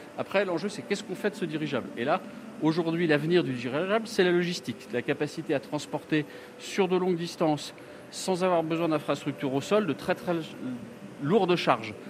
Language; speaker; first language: French; native; French